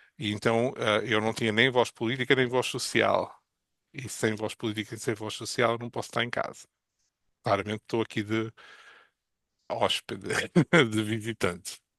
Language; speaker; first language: Portuguese; native; Portuguese